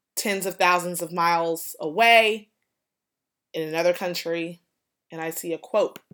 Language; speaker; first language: English; native; English